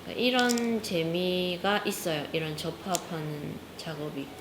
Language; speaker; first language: Korean; native; Korean